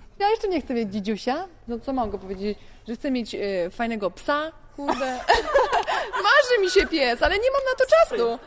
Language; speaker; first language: Polish; native; Polish